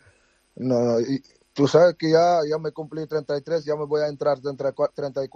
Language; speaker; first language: Spanish; non-native, fluent; Dutch